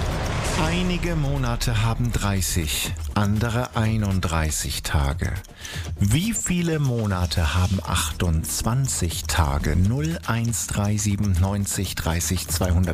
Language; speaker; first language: German; native; German